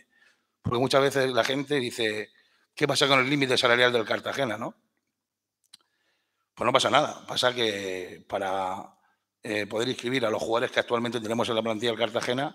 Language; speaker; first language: Spanish; native; Spanish